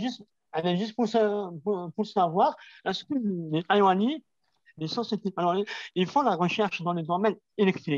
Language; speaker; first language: French; non-native, local second language; Arabic